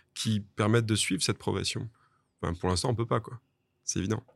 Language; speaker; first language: French; native; French